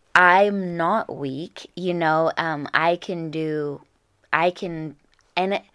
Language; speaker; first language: English; native; English